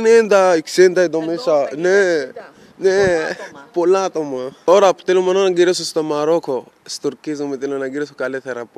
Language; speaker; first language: Greek; non-native, learner; Arabic